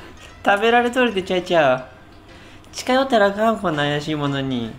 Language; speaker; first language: Japanese; native; Japanese